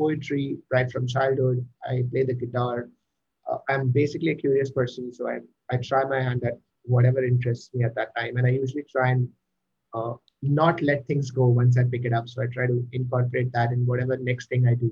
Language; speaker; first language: English; non-native, local second language; Malayalam